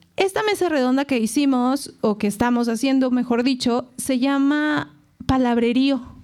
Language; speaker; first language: Spanish; native; Spanish